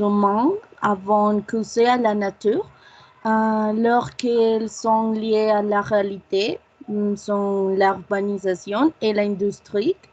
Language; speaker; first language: French; non-native, learner; Spanish